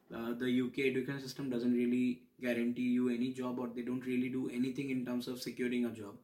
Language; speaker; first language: English; non-native, local second language; Bangla